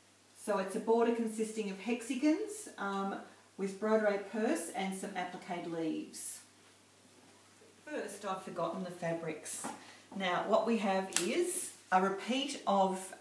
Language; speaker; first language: English; native; English